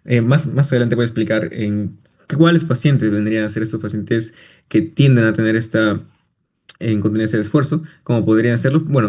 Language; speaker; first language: Spanish; native; Spanish